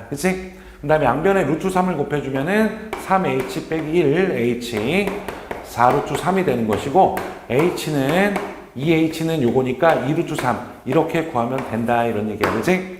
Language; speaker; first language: Korean; native; Korean